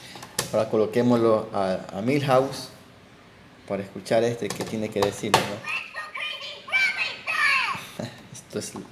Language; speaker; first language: Spanish; native; Spanish